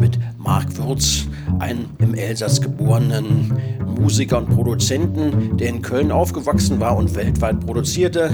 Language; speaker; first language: German; native; German